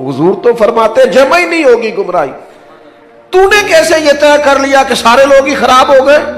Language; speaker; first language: Urdu; non-native, local second language; Punjabi